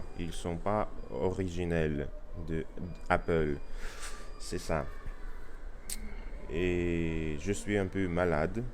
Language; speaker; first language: French; non-native, learner; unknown